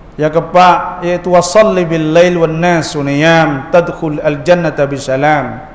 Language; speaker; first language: Malay; native; Malay